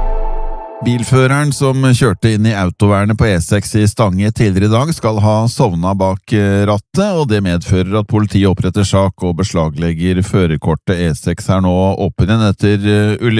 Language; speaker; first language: Norwegian; native; Norwegian